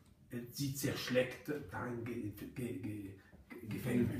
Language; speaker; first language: German; non-native, fluent; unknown